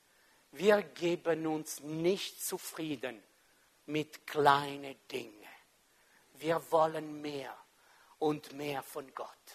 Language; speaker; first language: German; non-native, local second language; French